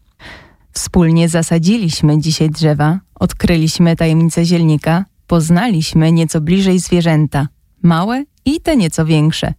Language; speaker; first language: Polish; native; Polish